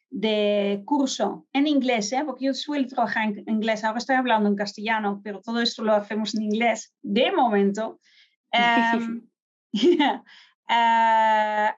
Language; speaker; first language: Spanish; non-native, fluent; Dutch